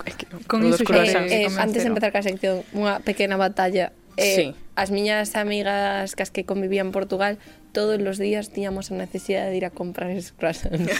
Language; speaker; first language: Galician; native; Galician